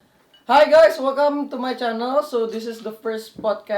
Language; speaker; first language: English; non-native, local second language; Indonesian